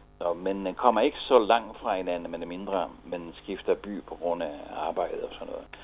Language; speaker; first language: Danish; non-native, fluent; Italian